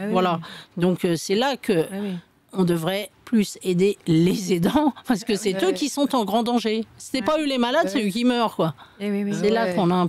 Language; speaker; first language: French; native; French